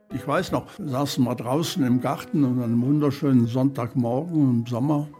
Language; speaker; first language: German; native; German